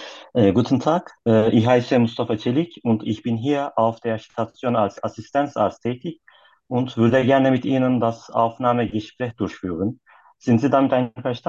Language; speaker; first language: German; non-native, learner; Turkish